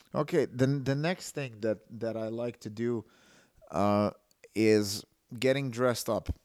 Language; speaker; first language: English; non-native, fluent; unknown